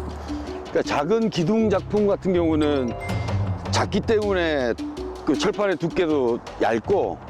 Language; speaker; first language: Korean; native; Korean